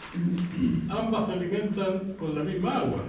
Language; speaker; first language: Spanish; native; Spanish